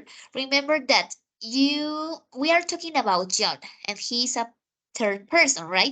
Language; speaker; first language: English; non-native, fluent; Spanish